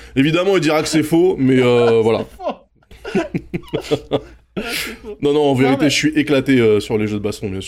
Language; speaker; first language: French; native; French